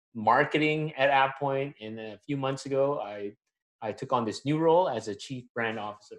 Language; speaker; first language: English; non-native, local second language; Filipino